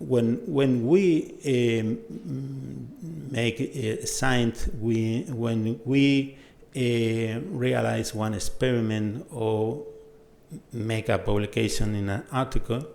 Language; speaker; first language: English; non-native, fluent; Spanish